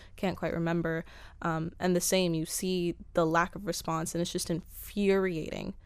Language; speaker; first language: English; early bilingual, other home language; Spanish